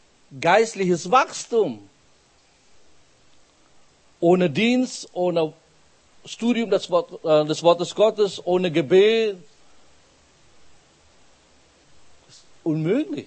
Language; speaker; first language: German; non-native, fluent; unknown